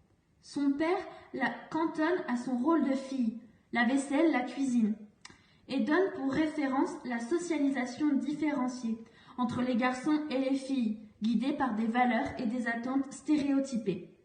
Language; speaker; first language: French; native; French